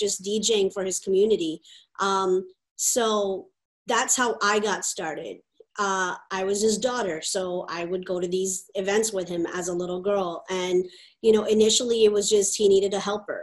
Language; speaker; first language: English; native; English